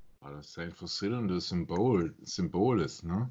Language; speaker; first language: Dutch; non-native, learner; German